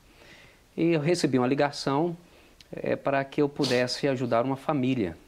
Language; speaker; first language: Portuguese; native; Portuguese